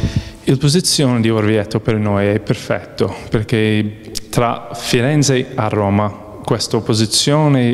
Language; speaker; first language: Italian; non-native, fluent; English